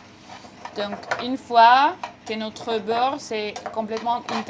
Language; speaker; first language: French; non-native, fluent; Spanish